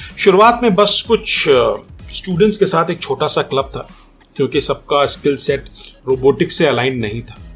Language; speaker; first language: Hindi; native; Hindi